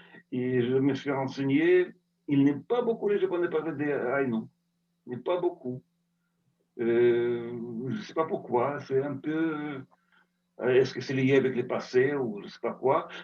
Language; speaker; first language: French; non-native, fluent; Russian